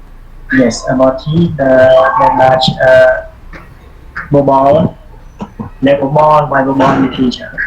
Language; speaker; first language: English; non-native, learner; Khmer